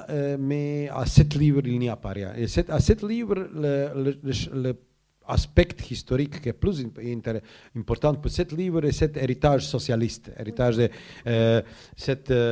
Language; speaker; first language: French; non-native, learner; Croatian